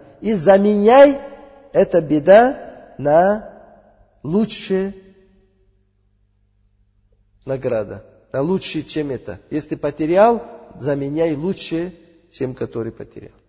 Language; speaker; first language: Russian; non-native, learner; Uzbek